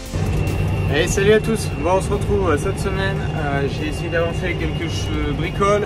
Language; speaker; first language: French; native; French